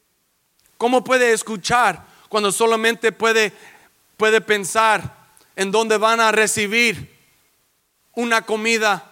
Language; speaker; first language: Spanish; early bilingual, heritage; English